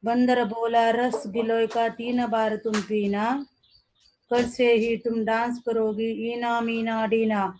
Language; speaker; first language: Hindi; non-native, local second language; Marathi